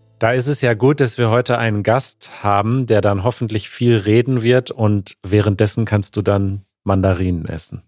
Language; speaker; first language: German; native; German